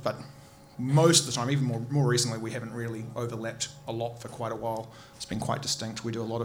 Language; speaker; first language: English; native; English